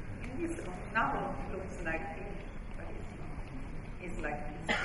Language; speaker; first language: English; non-native, fluent; Italian